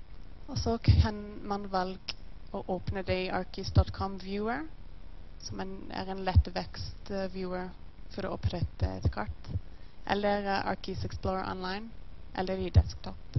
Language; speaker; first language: Norwegian; non-native, learner; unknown